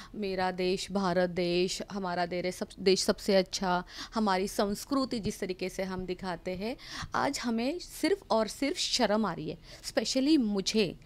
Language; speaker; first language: Hindi; non-native, local second language; Marathi